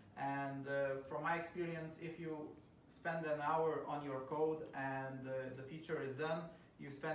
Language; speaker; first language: English; non-native, fluent; Lithuanian